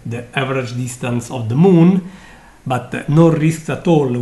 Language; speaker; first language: English; non-native, fluent; Italian